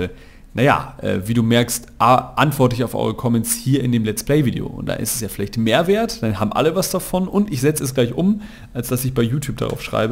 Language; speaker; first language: German; native; German